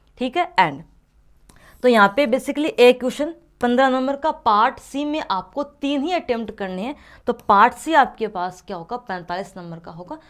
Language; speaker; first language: Hindi; native; Hindi